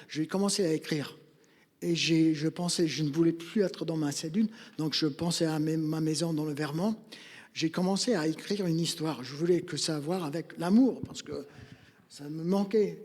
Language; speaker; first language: French; non-native, fluent; English